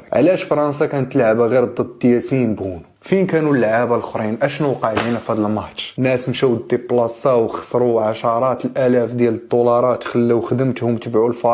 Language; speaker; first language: Arabic; native; Arabic